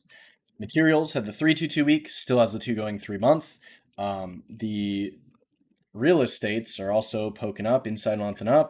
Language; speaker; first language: English; native; English